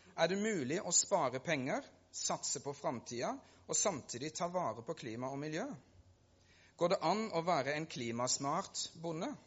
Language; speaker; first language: Norwegian; native; Norwegian